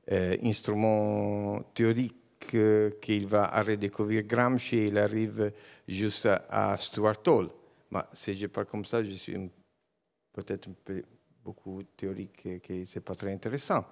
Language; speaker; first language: French; non-native, learner; Italian